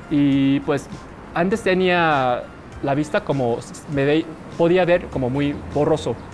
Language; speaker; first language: Spanish; non-native, fluent; Korean